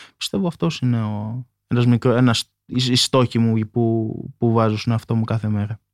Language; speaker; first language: Greek; native; Greek